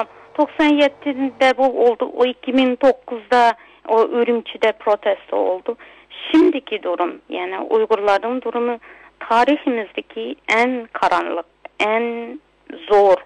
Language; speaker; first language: Turkish; non-native, local second language; Uyghur